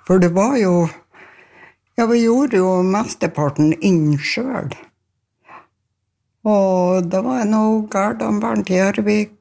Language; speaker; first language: Norwegian; native; Norwegian